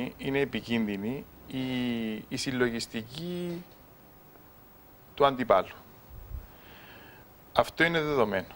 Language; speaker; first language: Greek; native; Greek